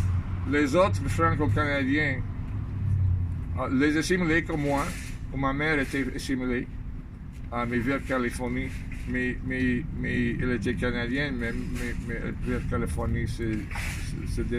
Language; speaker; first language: French; non-native, learner; English